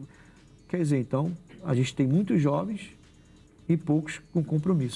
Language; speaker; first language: Portuguese; native; Portuguese